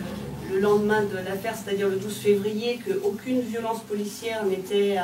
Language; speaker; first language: French; native; French